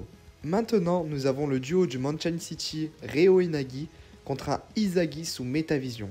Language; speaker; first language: French; native; French